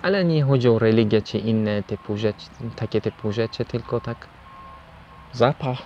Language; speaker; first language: Polish; non-native, fluent; Turkish